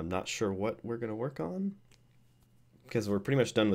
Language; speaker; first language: English; native; English